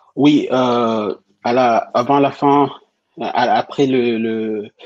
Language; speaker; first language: French; non-native, local second language; Lingala